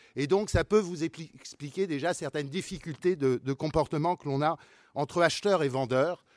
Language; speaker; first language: French; native; French